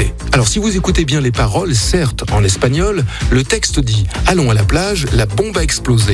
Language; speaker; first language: French; native; French